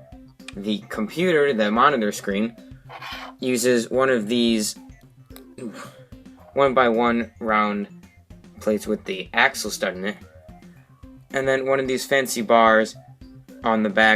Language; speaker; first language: English; native; English